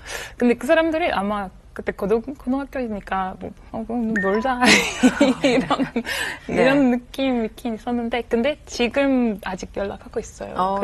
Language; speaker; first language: Korean; non-native, fluent; French